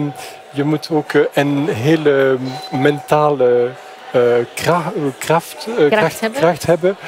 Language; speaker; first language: Dutch; non-native, fluent; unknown